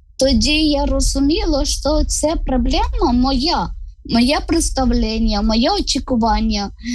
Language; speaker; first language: Ukrainian; non-native, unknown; Malayalam